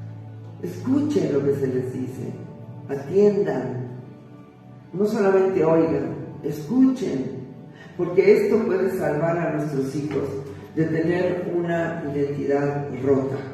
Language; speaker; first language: Spanish; native; Spanish